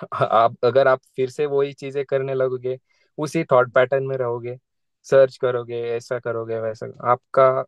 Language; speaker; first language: Hindi; non-native, local second language; Marathi